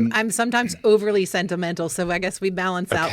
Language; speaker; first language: English; native; English